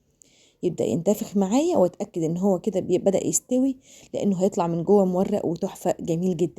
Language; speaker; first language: Arabic; native; Arabic